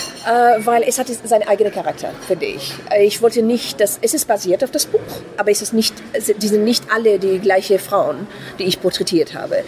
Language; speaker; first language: German; non-native, fluent; Persian